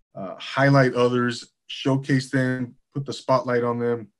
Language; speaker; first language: English; native; English